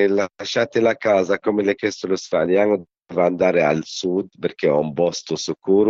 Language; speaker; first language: Italian; non-native, learner; Arabic